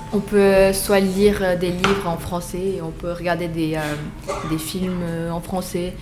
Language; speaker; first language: French; early bilingual, other home language; Korean